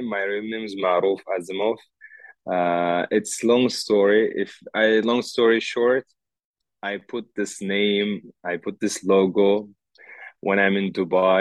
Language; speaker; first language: English; non-native, learner; Uzbek